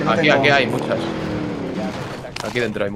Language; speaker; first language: Spanish; native; Spanish